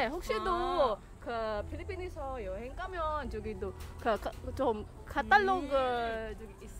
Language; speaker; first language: Korean; non-native, learner; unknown